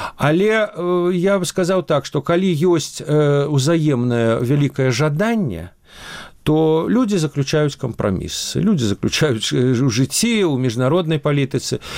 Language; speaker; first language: Belarusian; native; Belarusian